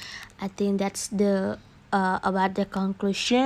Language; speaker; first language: English; non-native, learner; Indonesian